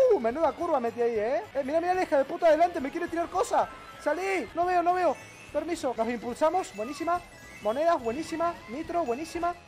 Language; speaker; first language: Spanish; native; Spanish